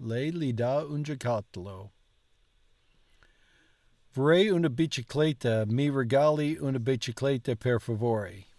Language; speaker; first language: Italian; non-native, learner; English